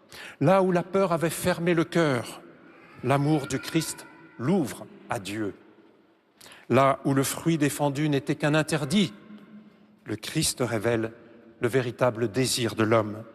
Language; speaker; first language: French; native; French